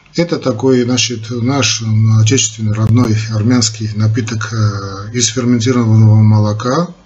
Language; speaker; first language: Russian; non-native, local second language; Armenian